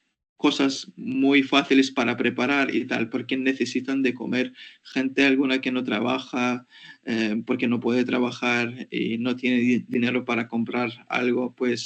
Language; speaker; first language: Spanish; non-native, fluent; Ukrainian